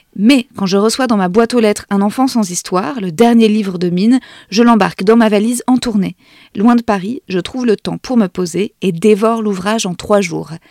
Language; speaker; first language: French; native; French